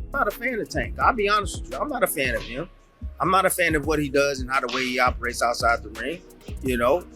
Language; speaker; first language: English; native; English